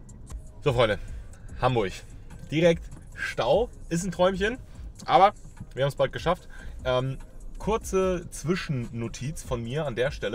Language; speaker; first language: German; native; German